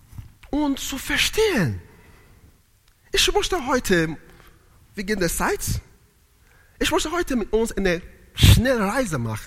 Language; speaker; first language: German; non-native, learner; Italian